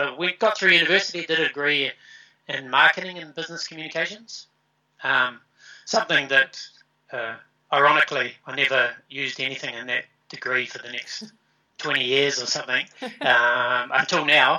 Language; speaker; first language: English; native; English